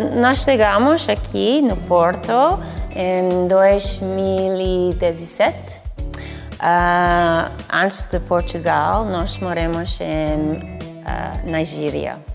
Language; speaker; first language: Portuguese; non-native, learner; English